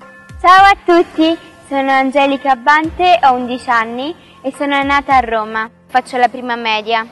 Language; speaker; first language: Italian; early bilingual, other home language; Filipino